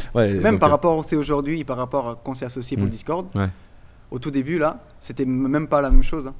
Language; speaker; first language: French; non-native, fluent; Portuguese